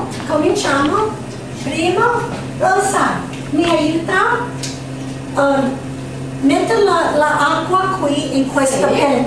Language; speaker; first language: Italian; non-native, learner; English